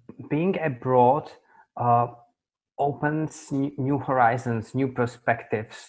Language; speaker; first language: English; non-native, fluent; Czech